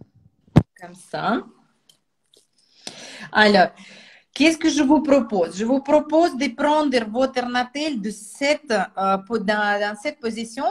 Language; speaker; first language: French; non-native, fluent; Russian